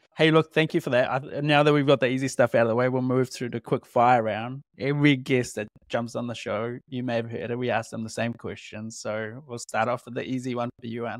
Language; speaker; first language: English; native; English